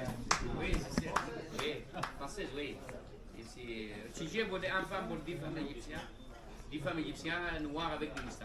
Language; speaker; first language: French; non-native, learner; Arabic